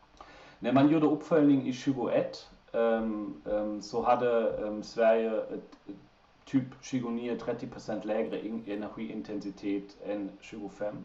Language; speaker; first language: Swedish; non-native, fluent; German